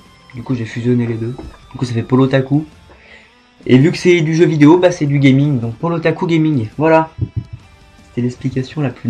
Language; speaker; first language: French; native; French